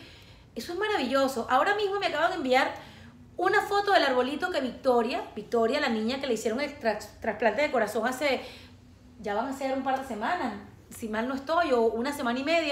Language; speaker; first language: Spanish; native; Spanish